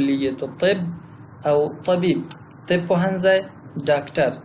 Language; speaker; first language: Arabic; non-native, fluent; Pashto